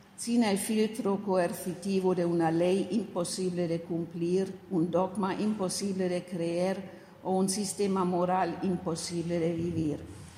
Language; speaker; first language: Spanish; non-native, fluent; German